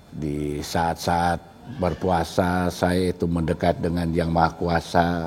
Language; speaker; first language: Malay; native; Malay